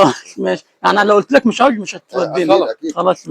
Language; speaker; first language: Arabic; native; Arabic